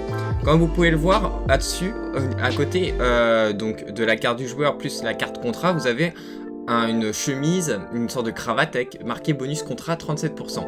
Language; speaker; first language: French; native; French